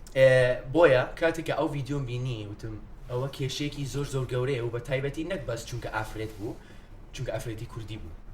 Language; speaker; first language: Central Kurdish; non-native, fluent; English